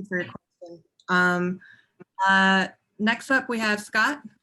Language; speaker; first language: English; native; English